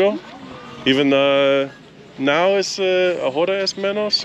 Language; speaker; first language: Spanish; non-native, learner; English